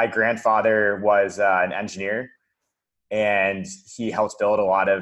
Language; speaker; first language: English; native; English